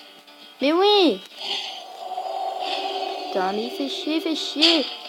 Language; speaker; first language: French; native; French